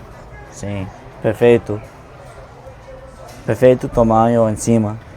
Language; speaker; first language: Portuguese; non-native, learner; English